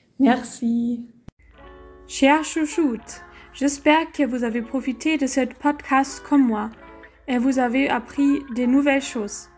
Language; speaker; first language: French; non-native, learner; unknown